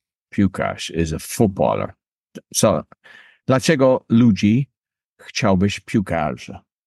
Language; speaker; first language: Polish; non-native, learner; English